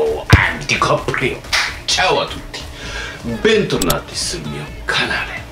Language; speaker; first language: Italian; non-native, learner; Japanese